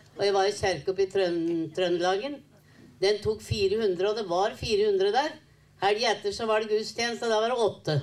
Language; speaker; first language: Norwegian; native; Norwegian